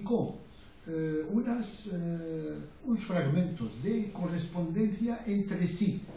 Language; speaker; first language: Spanish; non-native, fluent; Arabic